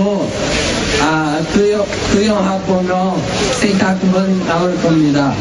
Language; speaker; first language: Korean; non-native, learner; Portuguese